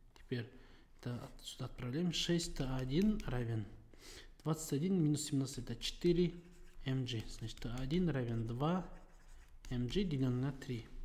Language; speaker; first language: Russian; non-native, local second language; Kazakh